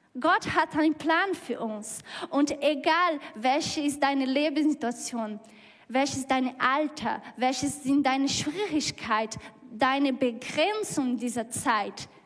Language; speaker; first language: German; non-native, learner; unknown